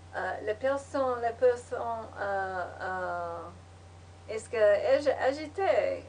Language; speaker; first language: French; non-native, learner; English